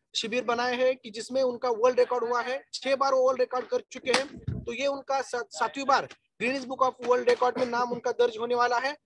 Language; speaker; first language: Hindi; non-native, local second language; Marathi